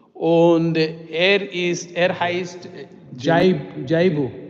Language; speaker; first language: German; non-native, fluent; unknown